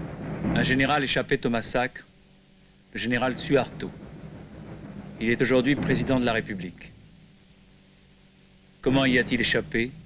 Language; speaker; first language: French; native; French